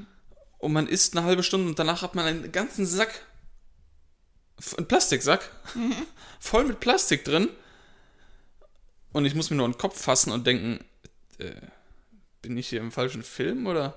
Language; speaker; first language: German; native; German